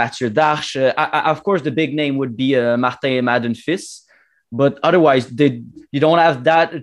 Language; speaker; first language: English; non-native, fluent; French